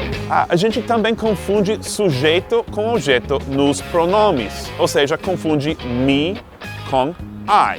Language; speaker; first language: Portuguese; non-native, fluent; English